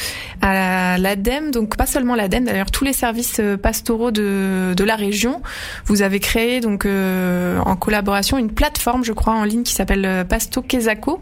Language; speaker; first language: French; native; French